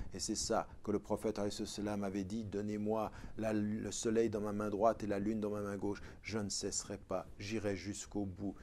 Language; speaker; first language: French; early bilingual, other home language; Arabic